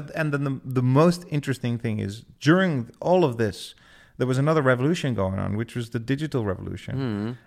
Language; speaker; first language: English; non-native, fluent; Dutch